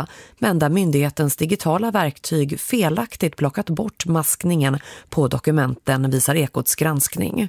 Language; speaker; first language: Swedish; native; Swedish